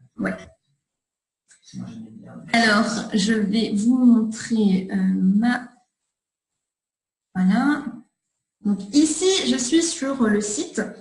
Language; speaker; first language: French; native; French